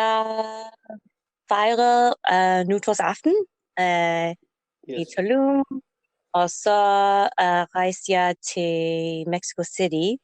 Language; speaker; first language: Danish; non-native, learner; English